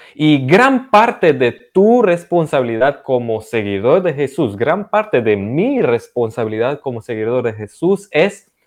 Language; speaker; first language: Spanish; non-native, fluent; Romanian